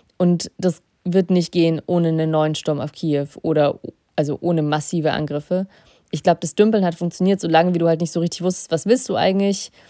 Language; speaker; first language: German; early bilingual, other home language; Russian